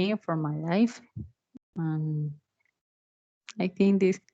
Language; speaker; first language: English; non-native, learner; Spanish